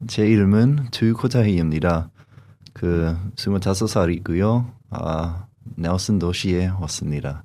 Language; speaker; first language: Korean; non-native, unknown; English